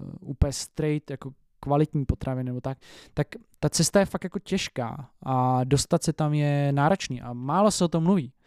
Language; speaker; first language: Czech; native; Czech